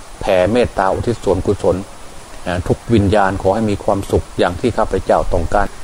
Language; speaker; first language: Thai; native; Thai